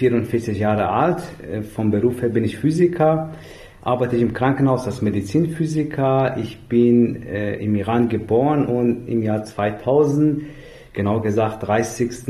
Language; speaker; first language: German; non-native, fluent; Persian